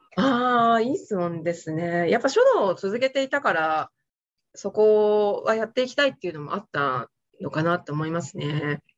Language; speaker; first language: Japanese; native; Japanese